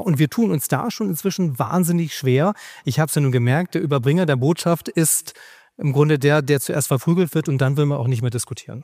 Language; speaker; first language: German; native; German